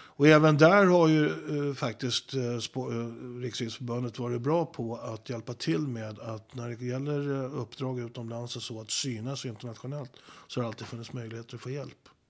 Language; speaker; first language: Swedish; native; Swedish